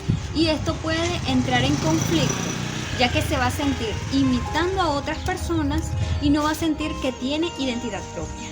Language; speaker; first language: Spanish; native; Spanish